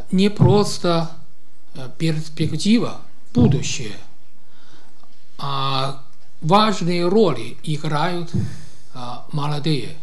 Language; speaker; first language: Russian; non-native, learner; Chinese